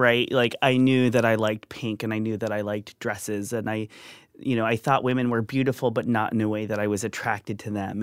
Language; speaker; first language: English; native; English